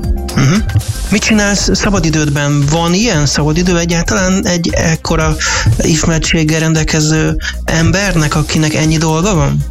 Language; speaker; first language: Hungarian; native; Hungarian